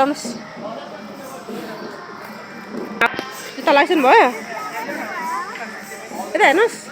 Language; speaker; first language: Nepali; native; Nepali